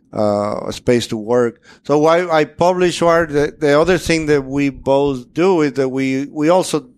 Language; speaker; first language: English; non-native, fluent; Spanish